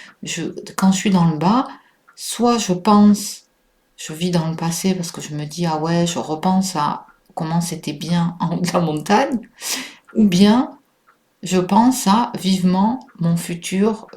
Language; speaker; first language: French; native; French